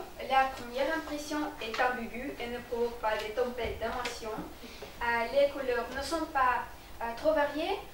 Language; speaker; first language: French; non-native, learner; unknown